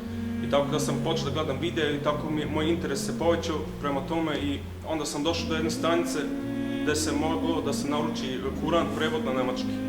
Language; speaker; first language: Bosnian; early bilingual, heritage; Bosnian